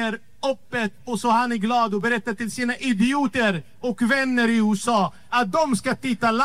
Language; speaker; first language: Swedish; non-native, fluent; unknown